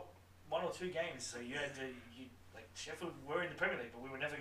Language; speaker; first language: English; native; English